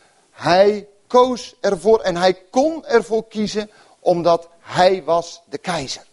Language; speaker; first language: Dutch; native; Dutch